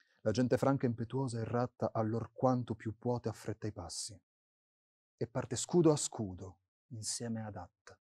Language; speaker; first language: Italian; native; Italian